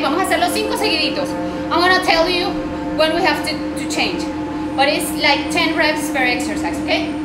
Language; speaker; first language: English; non-native, fluent; Spanish